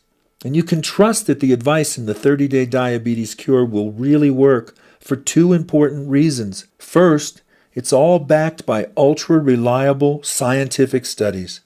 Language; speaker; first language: English; native; English